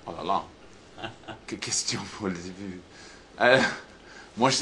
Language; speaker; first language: French; non-native, learner; English